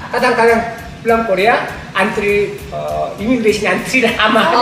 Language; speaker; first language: Indonesian; non-native, learner; Korean